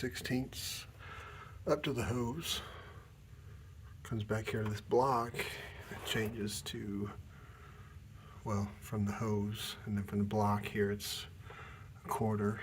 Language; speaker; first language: English; native; English